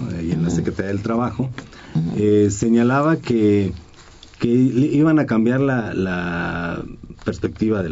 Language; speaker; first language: Spanish; native; Spanish